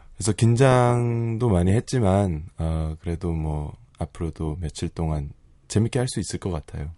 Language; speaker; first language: Korean; early bilingual, heritage; Korean